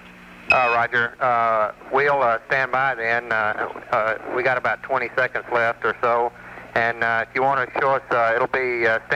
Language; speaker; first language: English; native; English